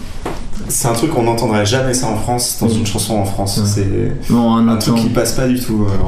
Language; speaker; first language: French; native; French